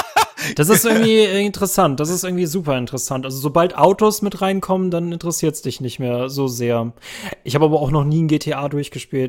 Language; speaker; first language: German; native; German